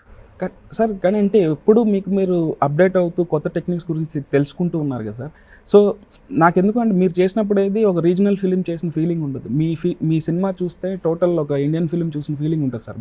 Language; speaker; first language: Telugu; native; Telugu